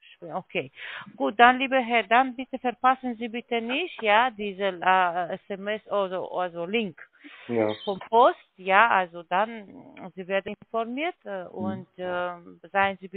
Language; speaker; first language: German; non-native, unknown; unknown